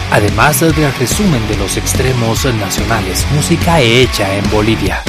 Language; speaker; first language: Spanish; native; Spanish